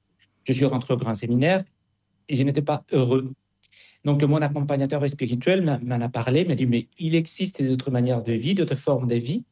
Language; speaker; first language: French; non-native, fluent; Spanish